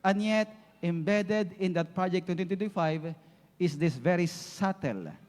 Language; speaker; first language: English; non-native, local second language; Filipino